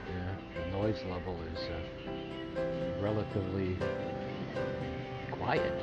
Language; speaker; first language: English; native; English